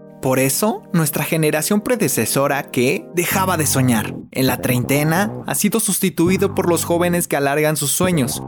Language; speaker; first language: Spanish; native; Spanish